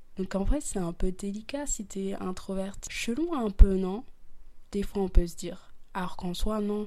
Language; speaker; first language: French; early bilingual, other home language; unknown